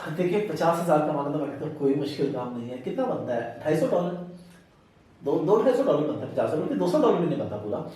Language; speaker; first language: Urdu; non-native, local second language; Punjabi